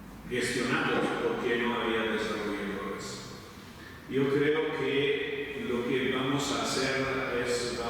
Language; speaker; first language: Spanish; non-native, fluent; Italian